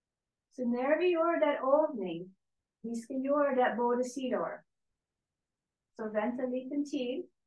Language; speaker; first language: Swedish; non-native, learner; English